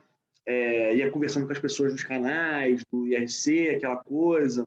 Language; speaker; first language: Portuguese; native; Portuguese